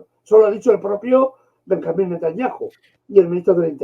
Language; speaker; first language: Spanish; native; Spanish